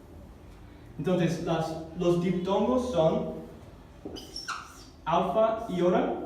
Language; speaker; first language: Spanish; non-native, fluent; English